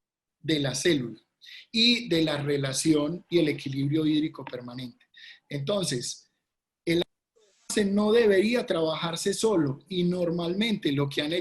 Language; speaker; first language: Spanish; native; Spanish